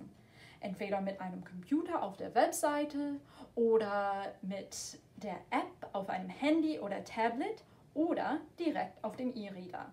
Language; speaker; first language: German; non-native, fluent; English